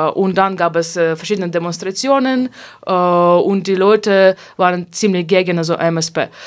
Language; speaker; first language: German; non-native, fluent; Hungarian